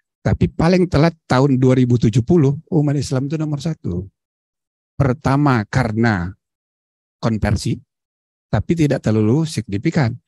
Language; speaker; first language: Indonesian; native; Indonesian